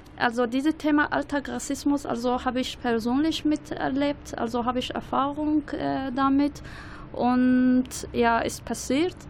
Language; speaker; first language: German; non-native, learner; Arabic